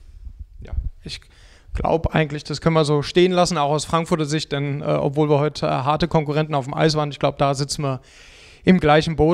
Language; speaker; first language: German; native; German